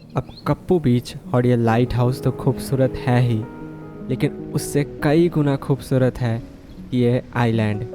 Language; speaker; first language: Hindi; non-native, local second language; Bangla